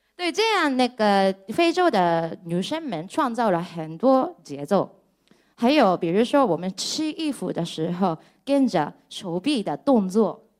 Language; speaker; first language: Chinese; non-native, fluent; Japanese